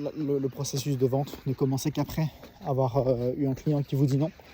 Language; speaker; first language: French; native; French